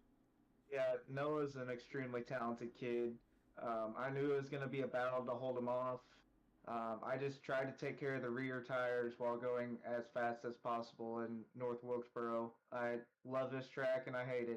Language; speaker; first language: English; native; English